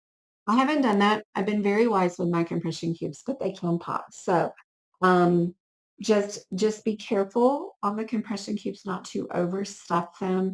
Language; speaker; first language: English; native; English